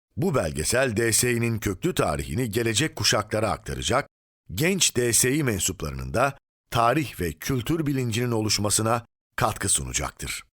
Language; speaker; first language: Turkish; native; Turkish